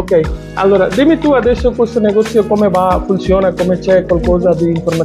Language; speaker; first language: Italian; non-native, learner; Bangla